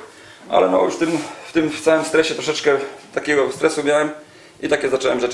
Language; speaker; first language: Polish; native; Polish